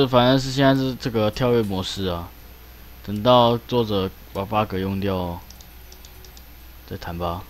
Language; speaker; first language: Chinese; native; Chinese